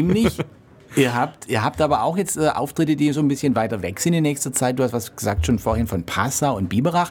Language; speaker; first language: German; native; German